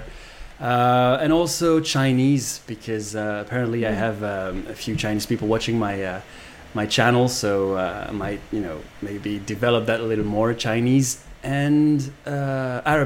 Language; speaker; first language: English; non-native, fluent; Japanese